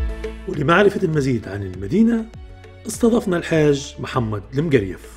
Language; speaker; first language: Arabic; native; Arabic